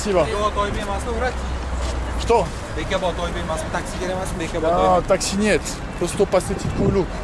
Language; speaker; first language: Russian; non-native, learner; French